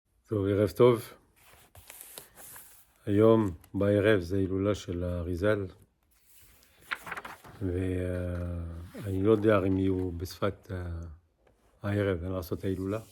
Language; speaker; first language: Hebrew; non-native, fluent; English